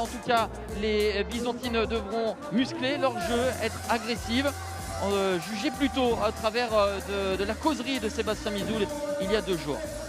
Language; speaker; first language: French; native; French